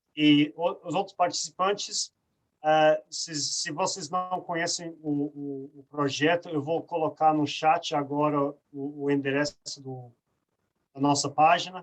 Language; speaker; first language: Portuguese; non-native, fluent; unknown